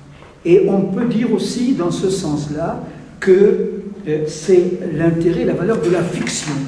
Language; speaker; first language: French; native; French